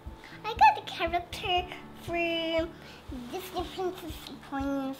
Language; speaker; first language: English; early bilingual, other home language; Indonesian